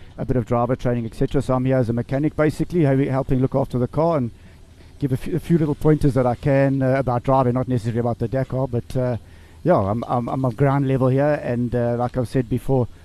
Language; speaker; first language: English; native; English